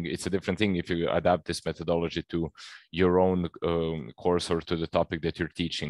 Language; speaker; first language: English; non-native, fluent; Croatian